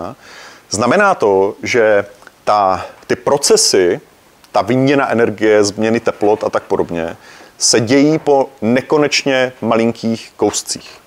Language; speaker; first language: Czech; native; Czech